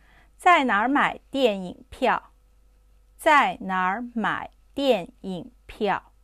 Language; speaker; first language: Chinese; non-native, fluent; Urdu